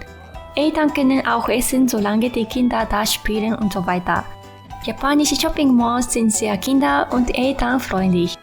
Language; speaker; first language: German; non-native, fluent; Japanese